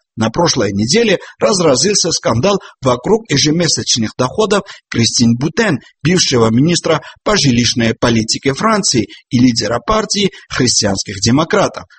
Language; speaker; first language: Russian; non-native, local second language; Georgian